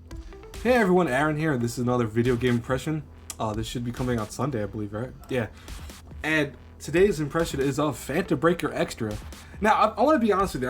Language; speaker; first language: English; native; English